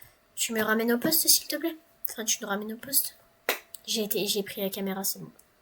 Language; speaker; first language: French; native; French